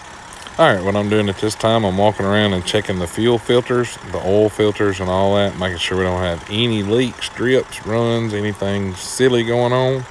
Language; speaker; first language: English; native; English